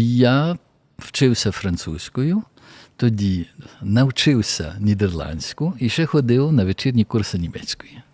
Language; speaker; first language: Ukrainian; early bilingual, heritage; Ukrainian